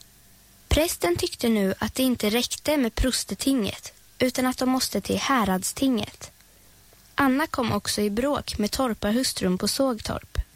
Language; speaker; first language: Swedish; native; Swedish